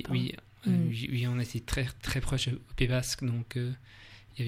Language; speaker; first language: French; non-native, learner; English